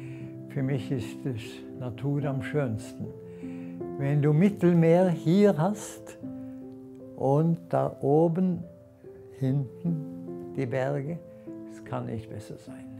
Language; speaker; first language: German; non-native, fluent; Norwegian